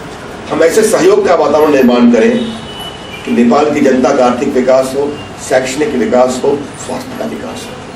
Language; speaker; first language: Hindi; native; Hindi